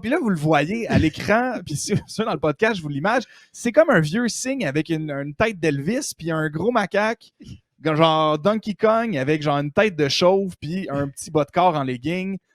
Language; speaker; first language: French; native; French